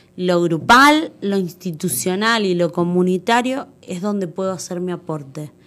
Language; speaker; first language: Spanish; native; Spanish